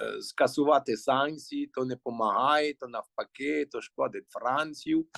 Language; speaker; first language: Ukrainian; early bilingual, heritage; Ukrainian